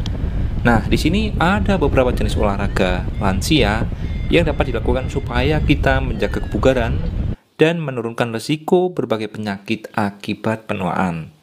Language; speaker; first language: Indonesian; native; Indonesian